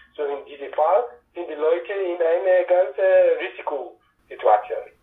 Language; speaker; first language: German; non-native, learner; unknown